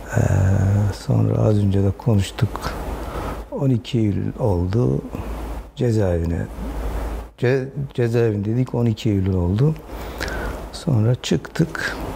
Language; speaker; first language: Turkish; non-native, local second language; Zaza